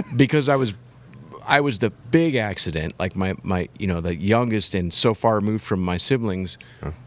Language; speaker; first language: English; native; English